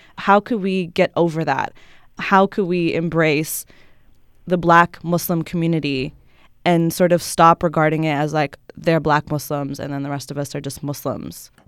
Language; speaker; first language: English; native; English